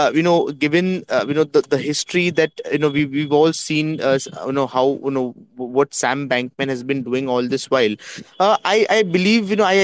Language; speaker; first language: English; non-native, local second language; Hindi